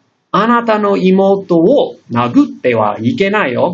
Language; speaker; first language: Japanese; non-native, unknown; English